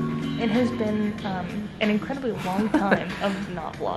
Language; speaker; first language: English; native; English